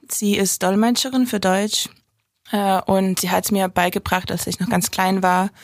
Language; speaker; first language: German; non-native, fluent; Ukrainian